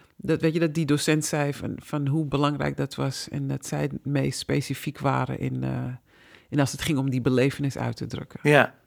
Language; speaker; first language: Dutch; native; Dutch